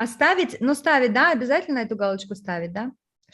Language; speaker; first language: Russian; native; Russian